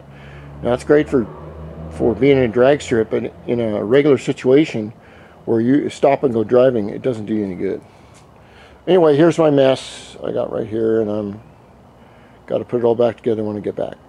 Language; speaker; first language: English; native; English